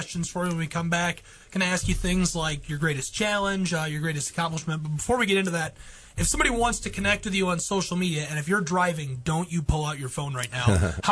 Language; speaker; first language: English; native; English